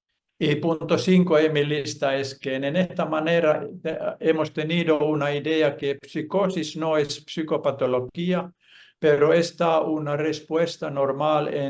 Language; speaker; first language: Spanish; non-native, fluent; Finnish